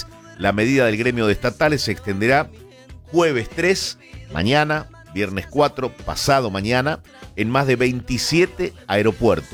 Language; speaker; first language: Spanish; native; Spanish